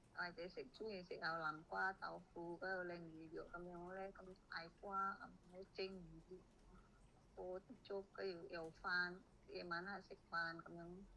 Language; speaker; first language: Cantonese; non-native, fluent; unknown